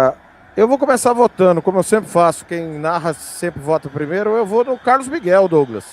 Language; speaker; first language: Portuguese; native; Portuguese